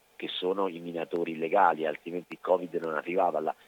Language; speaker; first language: Italian; native; Italian